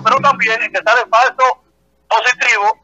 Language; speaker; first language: Spanish; native; Spanish